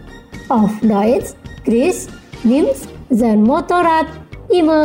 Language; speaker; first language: German; non-native, fluent; Indonesian